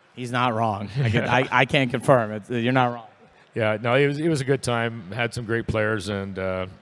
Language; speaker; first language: English; native; English